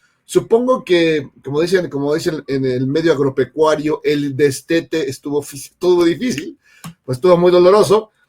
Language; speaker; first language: Spanish; native; Spanish